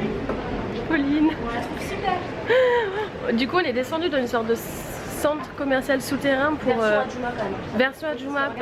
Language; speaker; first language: French; native; French